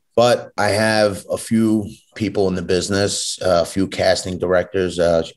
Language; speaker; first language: English; native; English